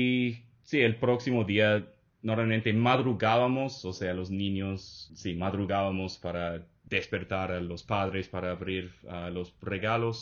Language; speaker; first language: Spanish; non-native, fluent; English